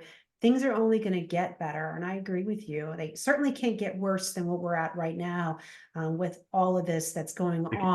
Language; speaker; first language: English; native; English